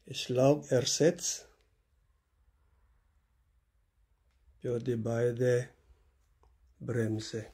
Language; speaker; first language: German; non-native, learner; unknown